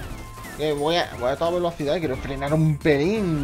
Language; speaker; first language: Spanish; native; Spanish